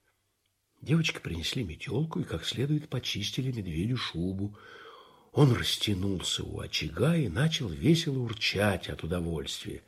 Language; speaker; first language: Russian; native; Russian